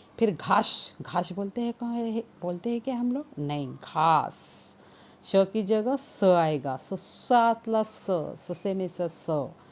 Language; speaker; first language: Hindi; non-native, local second language; Marathi